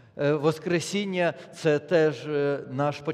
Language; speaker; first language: Polish; non-native, learner; Ukrainian